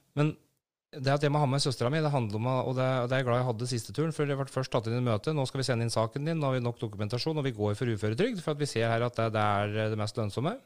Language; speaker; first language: Norwegian; native; Norwegian